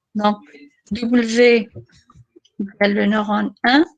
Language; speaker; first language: French; non-native, local second language; Arabic